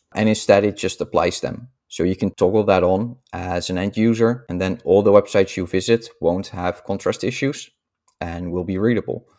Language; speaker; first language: English; non-native, fluent; Dutch